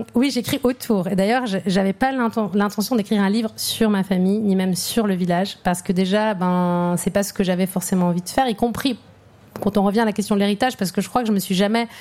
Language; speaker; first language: French; native; French